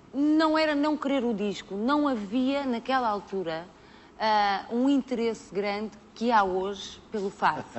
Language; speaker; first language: Portuguese; native; Portuguese